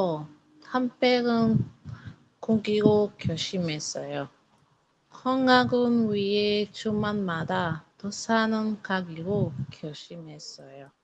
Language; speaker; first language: Korean; non-native, learner; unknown